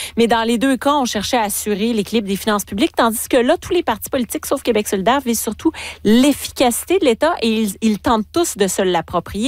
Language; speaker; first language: French; native; French